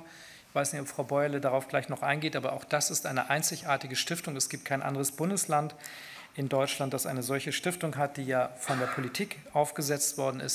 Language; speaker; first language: German; native; German